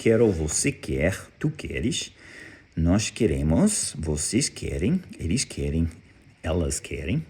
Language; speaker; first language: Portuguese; non-native, fluent; English